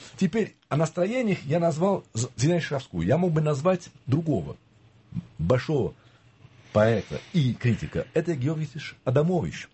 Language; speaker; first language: Russian; non-native, fluent; French